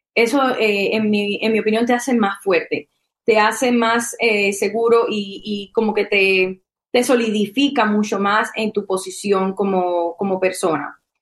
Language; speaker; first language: Spanish; native; Spanish